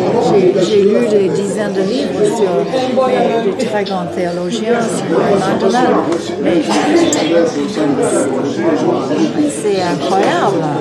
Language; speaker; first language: French; non-native, fluent; English